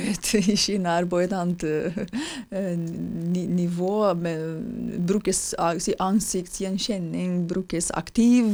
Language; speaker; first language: Norwegian; non-native, fluent; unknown